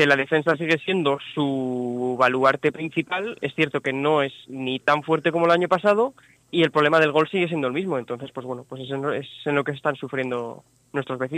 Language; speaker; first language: Spanish; native; Spanish